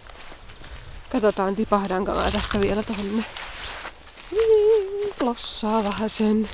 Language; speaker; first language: Finnish; native; Finnish